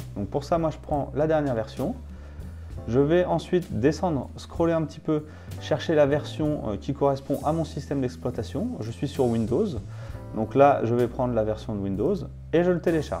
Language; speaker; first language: French; native; French